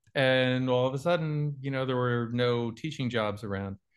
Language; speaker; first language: English; native; English